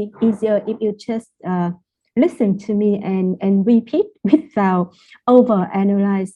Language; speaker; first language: English; non-native, fluent; Vietnamese